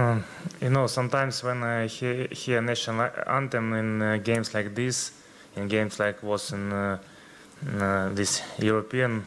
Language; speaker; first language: English; non-native, learner; Ukrainian